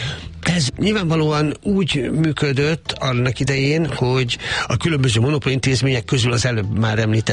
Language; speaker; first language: Hungarian; native; Hungarian